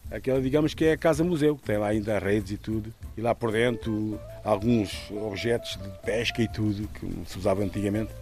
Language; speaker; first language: Portuguese; native; Portuguese